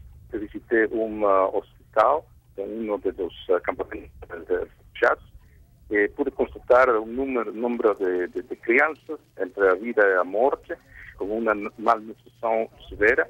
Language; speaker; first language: Portuguese; non-native, fluent; Spanish